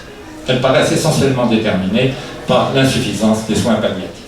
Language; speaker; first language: French; native; French